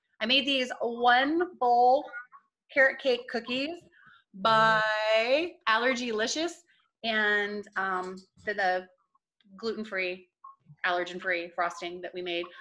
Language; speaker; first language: English; native; English